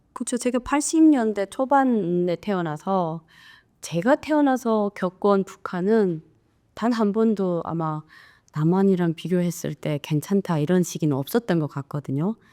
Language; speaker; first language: Korean; native; Korean